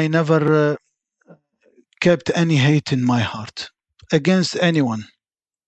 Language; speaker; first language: English; non-native, fluent; Arabic